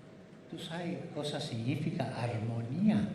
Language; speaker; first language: Italian; non-native, fluent; Spanish